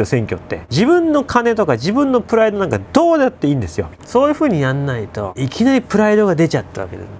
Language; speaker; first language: Japanese; native; Japanese